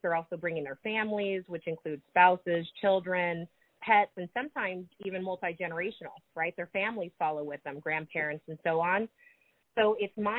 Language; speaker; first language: English; native; English